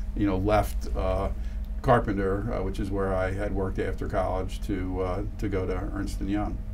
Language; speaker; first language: English; native; English